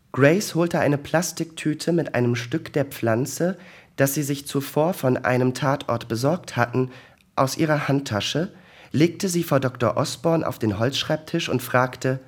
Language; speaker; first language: German; native; German